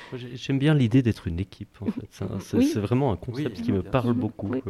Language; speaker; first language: French; native; French